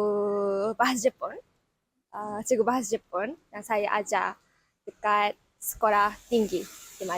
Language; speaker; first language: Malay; non-native, fluent; Japanese